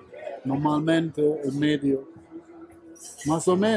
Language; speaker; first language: Spanish; non-native, learner; German